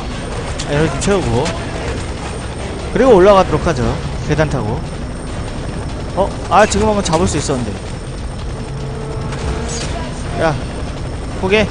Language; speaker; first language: Korean; native; Korean